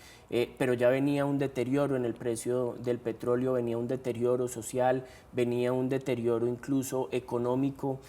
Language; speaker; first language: Spanish; native; Spanish